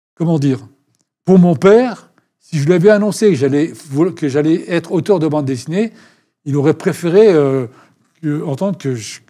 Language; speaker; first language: French; native; French